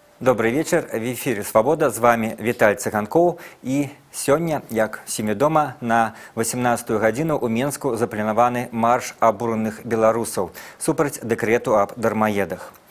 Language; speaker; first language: Belarusian; native; Belarusian